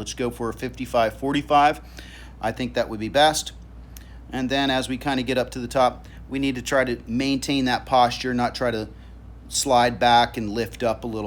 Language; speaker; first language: English; native; English